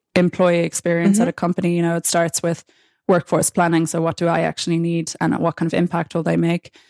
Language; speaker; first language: English; native; English